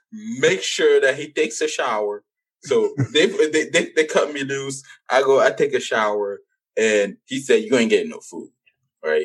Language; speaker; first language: English; non-native, local second language; French